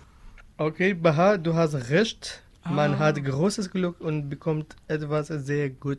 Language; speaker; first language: German; non-native, learner; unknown